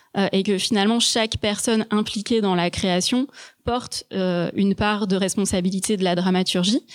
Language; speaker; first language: French; native; French